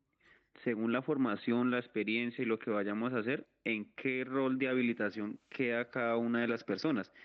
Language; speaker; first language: Spanish; native; Spanish